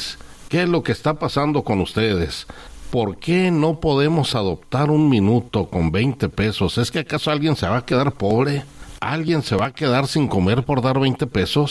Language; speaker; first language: Spanish; native; Spanish